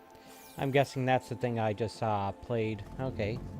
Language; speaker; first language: English; native; English